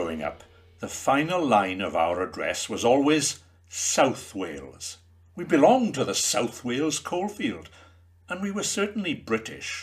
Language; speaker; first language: English; native; English